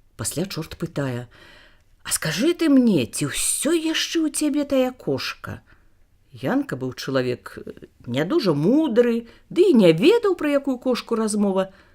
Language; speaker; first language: Belarusian; native; Belarusian